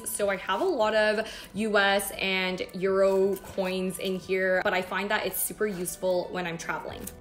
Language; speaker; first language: English; native; English